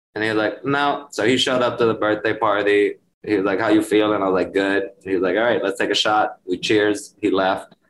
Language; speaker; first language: English; early bilingual, other home language; Spanish